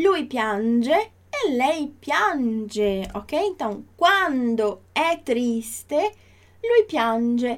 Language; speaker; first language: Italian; non-native, fluent; Portuguese